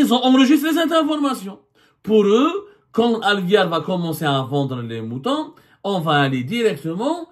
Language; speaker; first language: French; non-native, local second language; Arabic